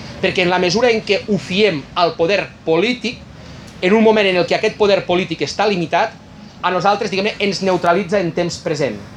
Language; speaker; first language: Catalan; native; Catalan